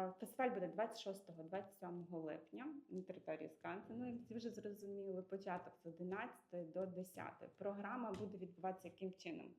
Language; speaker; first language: Ukrainian; native; Ukrainian